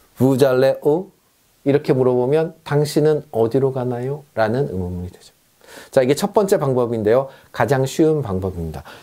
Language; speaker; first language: Korean; native; Korean